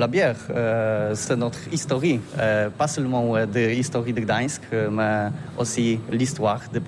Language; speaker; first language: French; non-native, learner; Polish